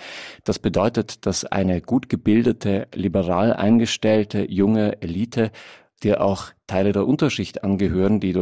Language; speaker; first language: German; native; German